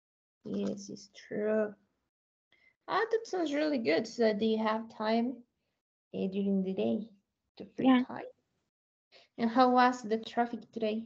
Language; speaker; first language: English; non-native, learner; Spanish